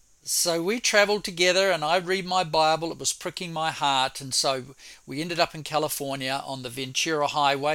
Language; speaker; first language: English; native; English